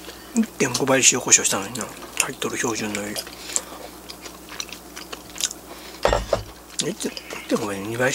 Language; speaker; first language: Japanese; native; Japanese